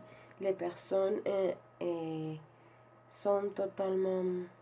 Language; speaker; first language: French; non-native, learner; Spanish